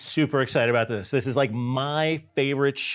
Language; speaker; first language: English; native; English